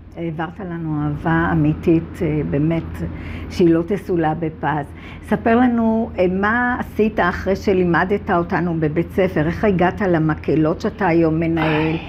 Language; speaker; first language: Hebrew; native; Hebrew